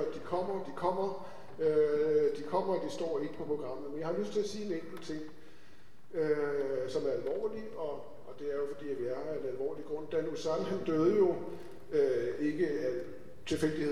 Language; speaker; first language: Danish; native; Danish